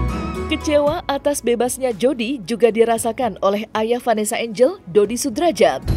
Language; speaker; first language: Indonesian; native; Indonesian